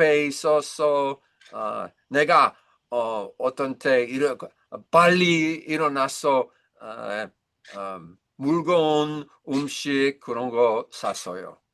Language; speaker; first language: Korean; non-native, learner; English